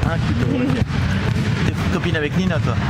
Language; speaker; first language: French; native; French